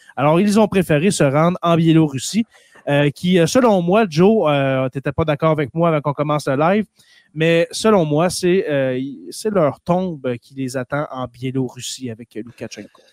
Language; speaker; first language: French; native; French